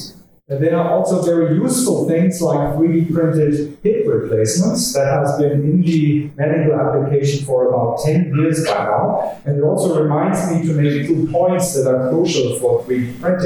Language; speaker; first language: English; non-native, fluent; German